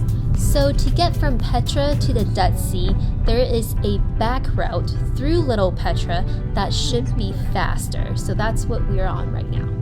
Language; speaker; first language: English; native; English